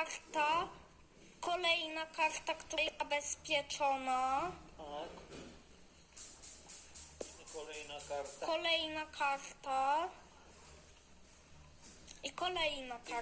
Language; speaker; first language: Polish; native; Polish